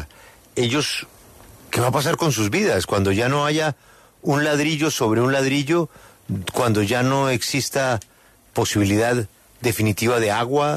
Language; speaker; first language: Spanish; native; Spanish